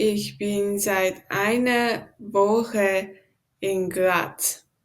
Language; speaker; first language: German; non-native, learner; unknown